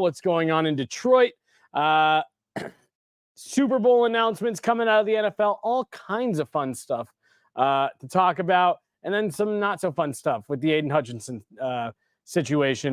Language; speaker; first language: English; native; English